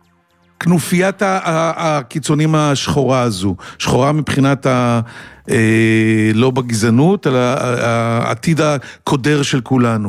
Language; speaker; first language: Hebrew; native; Hebrew